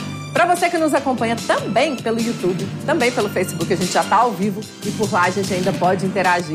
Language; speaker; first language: Portuguese; native; Portuguese